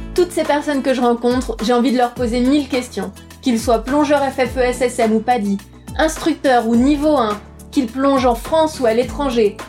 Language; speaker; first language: French; native; French